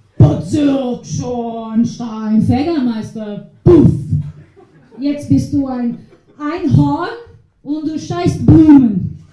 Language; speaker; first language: German; non-native, learner; Portuguese